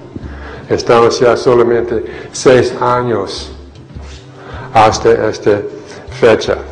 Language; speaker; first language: Spanish; non-native, fluent; English